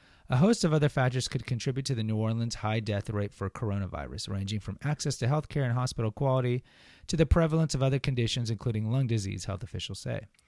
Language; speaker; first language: English; native; English